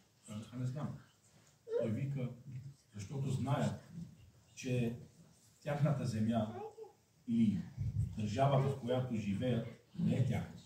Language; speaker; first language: Bulgarian; non-native, fluent; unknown